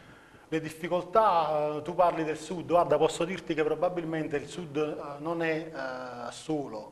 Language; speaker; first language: Italian; native; Italian